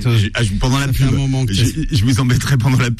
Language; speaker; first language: French; native; French